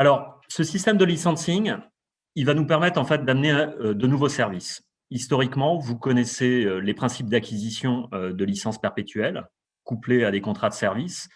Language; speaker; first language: French; native; French